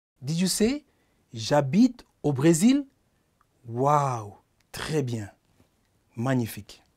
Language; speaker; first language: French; non-native, fluent; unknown